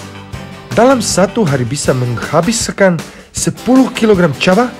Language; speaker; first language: Indonesian; non-native, fluent; Serbian